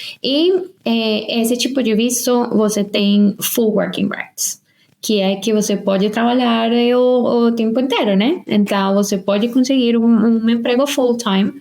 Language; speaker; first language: Portuguese; non-native, fluent; Spanish